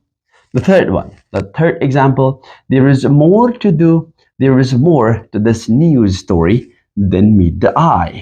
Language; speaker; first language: English; non-native, fluent; Persian